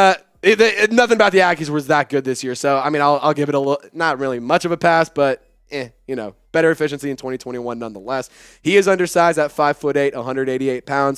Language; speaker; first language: English; native; English